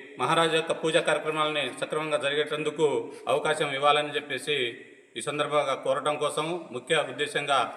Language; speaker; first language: Telugu; non-native, local second language; Lambadi